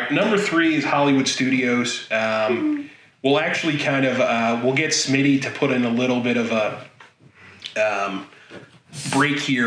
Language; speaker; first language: English; native; English